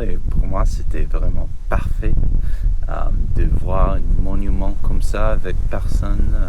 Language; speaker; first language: French; non-native, learner; English